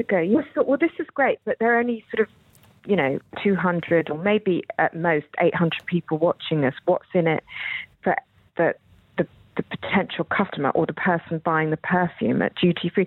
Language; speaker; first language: English; native; English